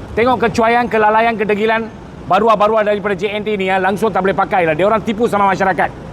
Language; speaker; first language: Malay; non-native, local second language; Tamil